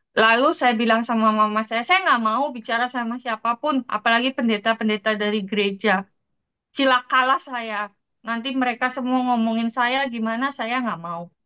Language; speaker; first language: Indonesian; native; Indonesian